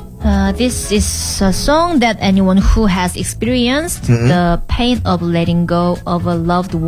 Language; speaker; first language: English; non-native, learner; Korean